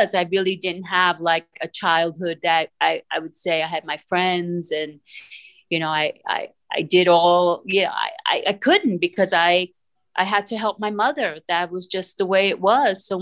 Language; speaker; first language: English; early bilingual, other home language; Italian